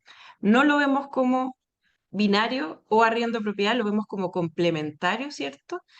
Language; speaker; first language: Spanish; native; Spanish